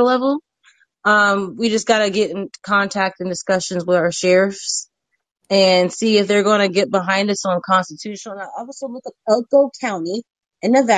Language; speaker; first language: English; native; English